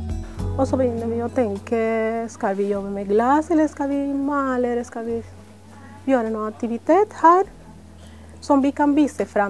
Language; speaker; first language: Norwegian; non-native, fluent; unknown